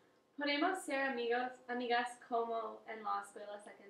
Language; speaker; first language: Spanish; non-native, learner; English